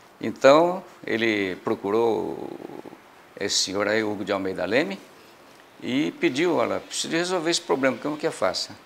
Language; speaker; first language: Portuguese; early bilingual, other home language; Japanese